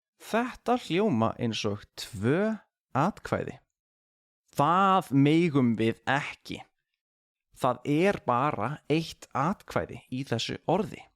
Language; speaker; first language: Icelandic; native; Icelandic